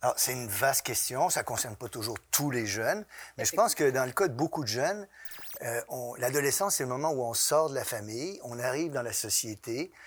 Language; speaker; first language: French; native; French